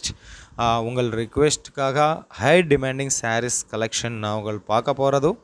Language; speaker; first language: Tamil; non-native, local second language; Kannada